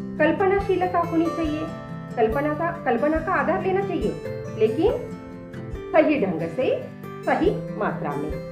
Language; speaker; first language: Hindi; non-native, local second language; Marathi